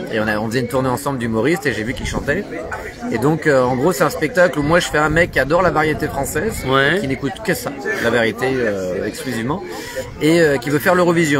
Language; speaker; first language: French; native; French